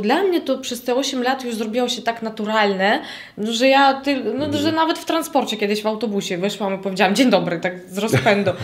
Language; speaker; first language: Polish; non-native, fluent; Russian